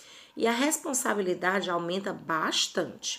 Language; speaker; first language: Portuguese; native; Portuguese